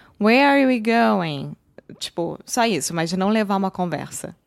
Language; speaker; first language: Portuguese; native; Portuguese